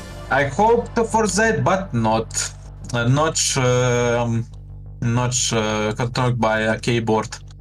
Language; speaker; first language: English; non-native, learner; Russian